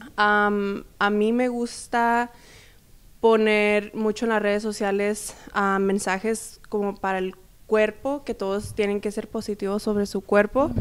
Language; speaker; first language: Spanish; early bilingual, heritage; Spanish